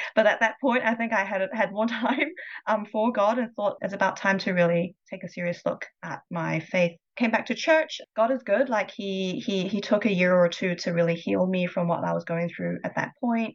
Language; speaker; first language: English; non-native, local second language; Cantonese